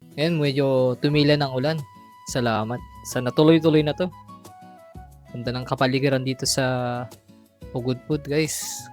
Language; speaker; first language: Filipino; non-native, local second language; Iloko